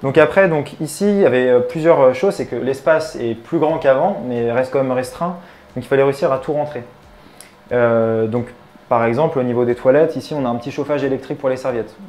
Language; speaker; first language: French; native; French